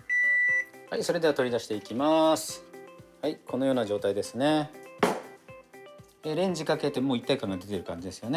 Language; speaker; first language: Japanese; native; Japanese